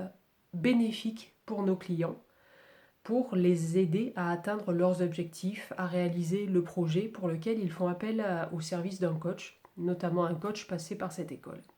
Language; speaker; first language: French; native; French